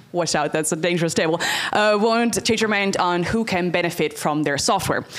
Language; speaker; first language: English; non-native, fluent; Dutch